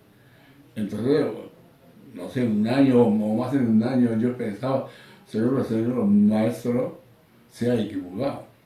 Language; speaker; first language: Spanish; non-native, learner; Japanese